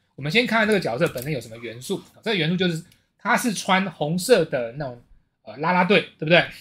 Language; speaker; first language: Chinese; native; Chinese